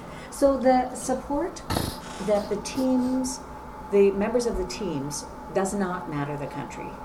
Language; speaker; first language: English; native; English